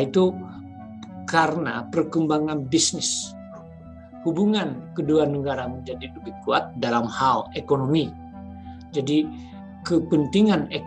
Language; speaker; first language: Indonesian; non-native, fluent; Japanese